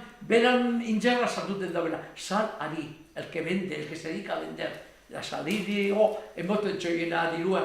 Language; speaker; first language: Basque; native; Basque